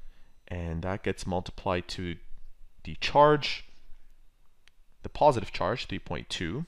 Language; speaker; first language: English; native; English